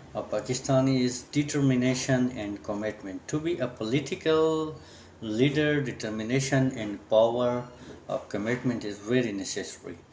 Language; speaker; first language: English; non-native, local second language; Urdu